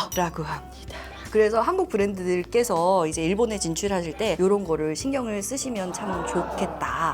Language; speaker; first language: Korean; native; Korean